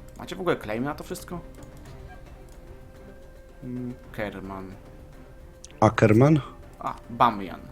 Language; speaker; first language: Polish; native; Polish